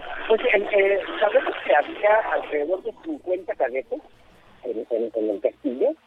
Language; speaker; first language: Spanish; native; Spanish